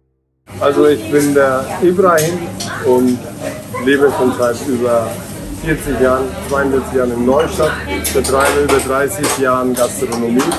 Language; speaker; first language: German; early bilingual, other home language; Turkish